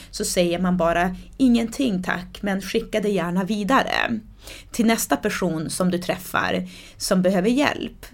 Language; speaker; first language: Swedish; early bilingual, other home language; Portuguese